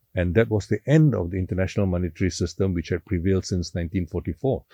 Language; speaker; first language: English; non-native, local second language; Tamil